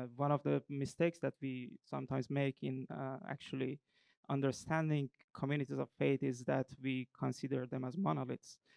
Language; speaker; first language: English; non-native, fluent; Persian